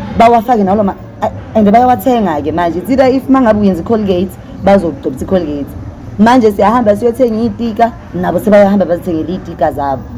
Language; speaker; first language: Zulu; native; Zulu